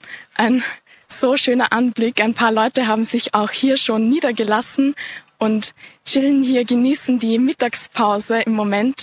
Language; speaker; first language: German; native; German